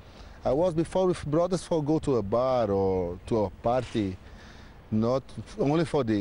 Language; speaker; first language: English; non-native, learner; Portuguese